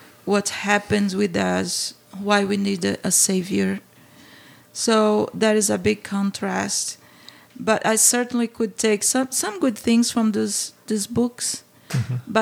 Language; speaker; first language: English; non-native, fluent; Portuguese